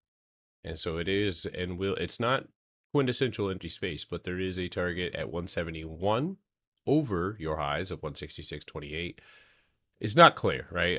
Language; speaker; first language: English; native; English